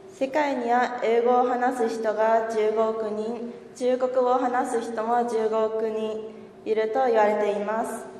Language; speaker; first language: Japanese; early bilingual, other home language; Chinese